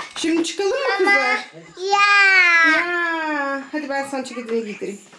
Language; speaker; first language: Turkish; early bilingual, heritage; Turkish